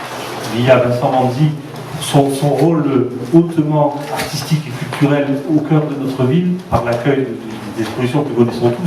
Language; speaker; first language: French; native; French